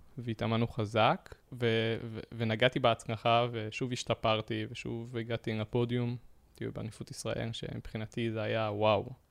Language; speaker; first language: Hebrew; native; Hebrew